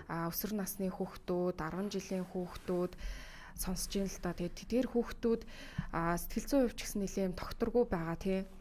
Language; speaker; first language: Mongolian; native; Mongolian